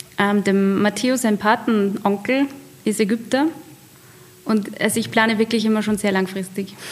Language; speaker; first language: German; native; German